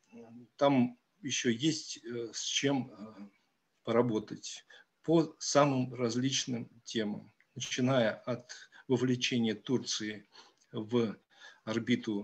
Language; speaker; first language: Russian; native; Russian